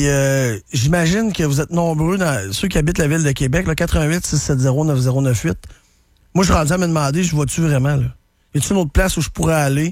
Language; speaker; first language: French; native; French